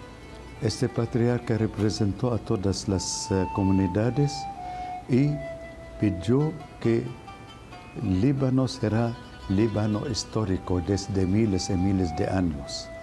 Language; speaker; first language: Spanish; non-native, fluent; Arabic